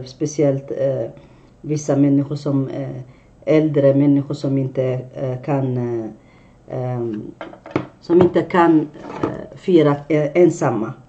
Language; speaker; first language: Swedish; non-native, fluent; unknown